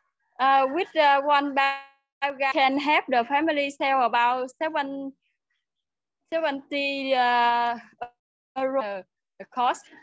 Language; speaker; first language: English; non-native, learner; Vietnamese